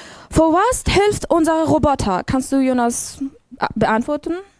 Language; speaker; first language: German; non-native, learner; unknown